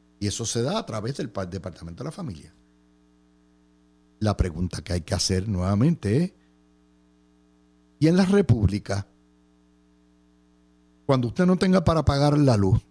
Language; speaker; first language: Spanish; native; Spanish